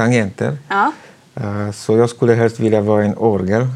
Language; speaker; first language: Swedish; non-native, fluent; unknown